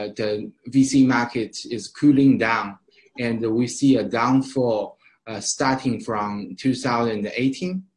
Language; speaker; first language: English; non-native, fluent; Chinese